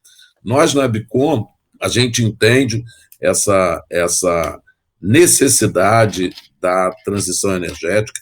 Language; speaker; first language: Portuguese; native; Portuguese